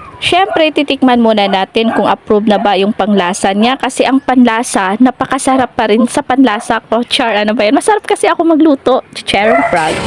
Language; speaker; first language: Filipino; non-native, local second language; Cebuano